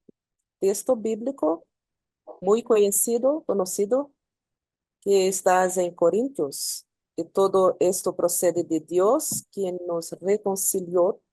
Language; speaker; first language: Spanish; non-native, learner; Portuguese